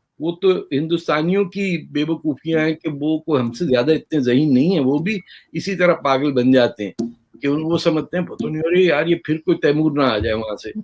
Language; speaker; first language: Urdu; native; Urdu